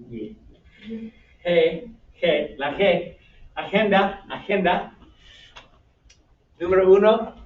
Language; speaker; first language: Spanish; non-native, fluent; English